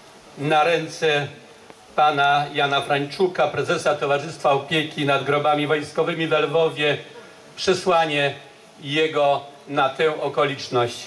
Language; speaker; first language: Polish; native; Polish